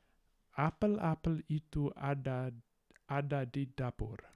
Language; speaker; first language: Indonesian; non-native, learner; English